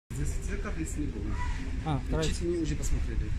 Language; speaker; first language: Russian; non-native, learner; Arabic